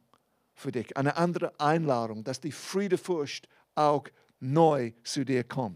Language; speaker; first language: German; non-native, fluent; English